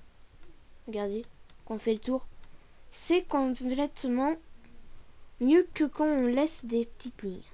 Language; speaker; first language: French; native; French